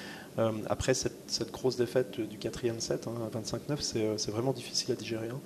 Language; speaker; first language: French; native; French